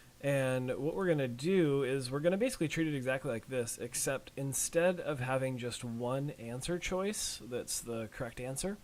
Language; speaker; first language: English; native; English